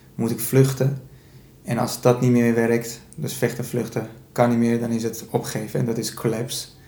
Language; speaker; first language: Dutch; early bilingual, other home language; Persian